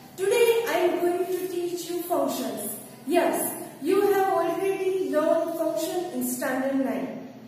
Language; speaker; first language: English; non-native, local second language; Gujarati